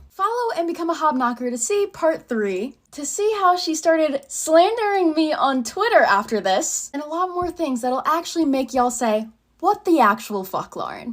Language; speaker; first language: English; native; English